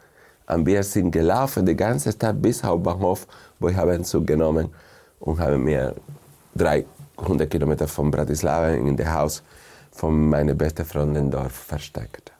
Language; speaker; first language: German; non-native, fluent; Spanish